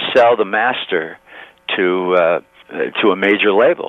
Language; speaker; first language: English; native; English